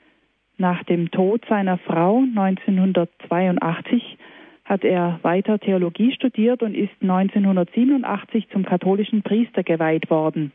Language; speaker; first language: German; native; German